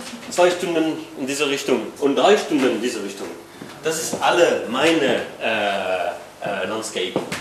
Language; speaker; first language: German; non-native, learner; French